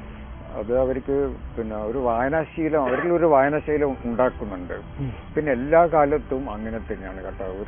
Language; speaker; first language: Malayalam; native; Malayalam